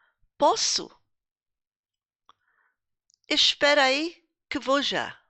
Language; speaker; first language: Portuguese; non-native, fluent; English